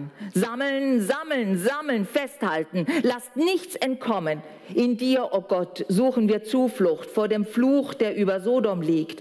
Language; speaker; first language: German; native; German